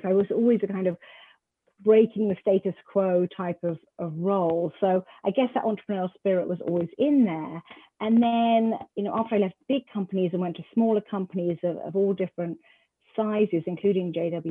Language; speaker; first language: English; native; English